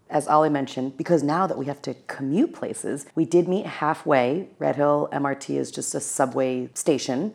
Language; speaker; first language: English; native; English